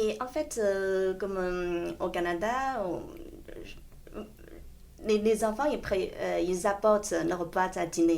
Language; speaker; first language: French; non-native, fluent; Chinese